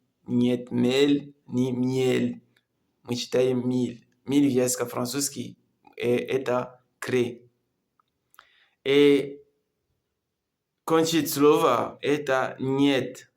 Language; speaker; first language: Russian; non-native, learner; Comorian